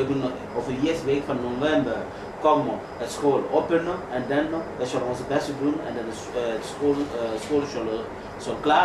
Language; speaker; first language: Dutch; non-native, learner; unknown